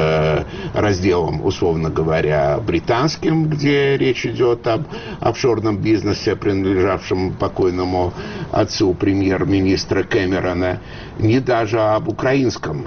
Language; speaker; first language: Russian; native; Russian